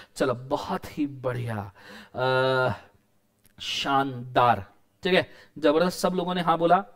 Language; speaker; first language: Hindi; non-native, local second language; Marathi